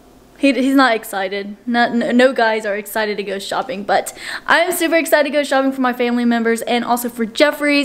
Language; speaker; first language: English; native; English